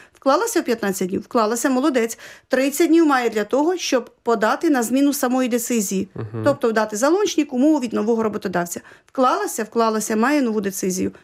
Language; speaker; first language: Ukrainian; native; Ukrainian